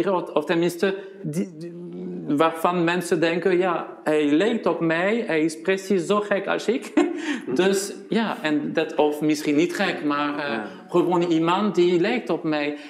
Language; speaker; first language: Dutch; non-native, fluent; French